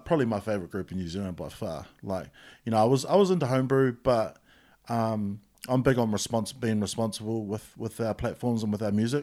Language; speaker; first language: English; native; English